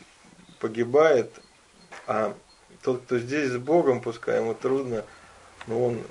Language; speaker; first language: Russian; native; Russian